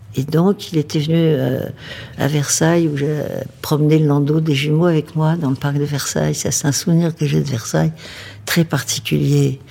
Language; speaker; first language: French; native; French